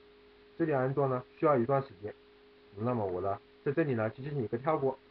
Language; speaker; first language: Chinese; native; Chinese